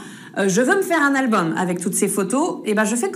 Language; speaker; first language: French; native; French